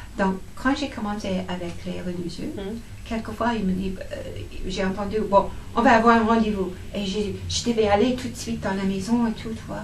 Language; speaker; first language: French; non-native, fluent; English